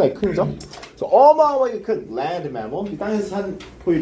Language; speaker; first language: Korean; native; Korean